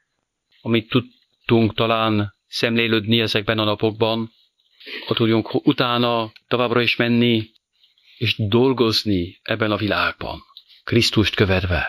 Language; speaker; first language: Hungarian; non-native, fluent; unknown